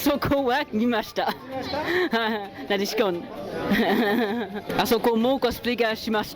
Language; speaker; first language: Japanese; non-native, learner; French